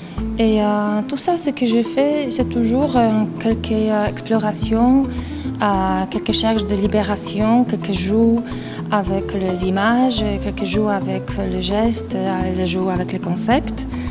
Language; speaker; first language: French; non-native, fluent; Polish